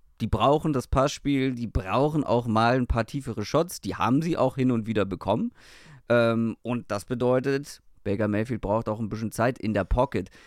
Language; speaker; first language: German; native; German